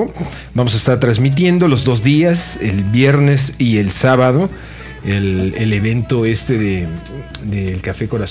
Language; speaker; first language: Spanish; native; Spanish